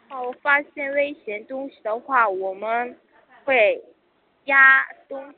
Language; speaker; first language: Chinese; non-native, learner; Korean